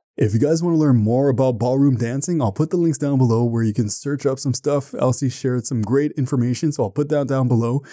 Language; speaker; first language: English; native; English